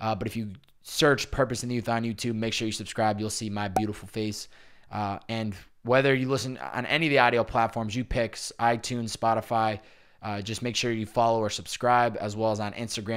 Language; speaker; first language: English; native; English